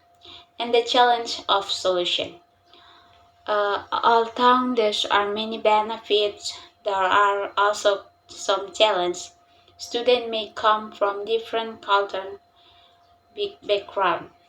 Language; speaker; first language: English; non-native, learner; Indonesian